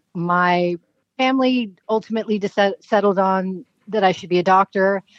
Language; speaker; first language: English; native; English